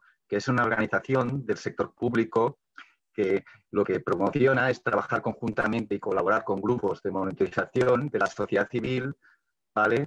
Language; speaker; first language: Spanish; native; Spanish